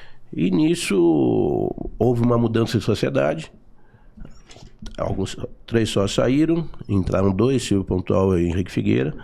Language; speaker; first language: Portuguese; native; Portuguese